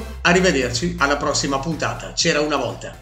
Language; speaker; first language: Italian; native; Italian